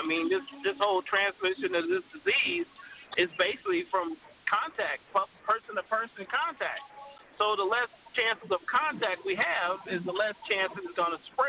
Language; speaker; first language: English; native; English